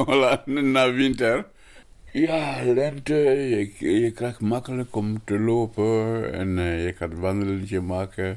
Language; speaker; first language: Dutch; non-native, learner; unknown